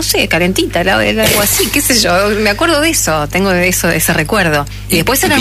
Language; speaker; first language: Spanish; native; Spanish